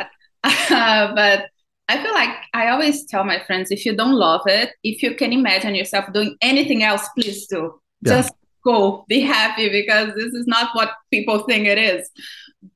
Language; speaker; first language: English; non-native, fluent; Portuguese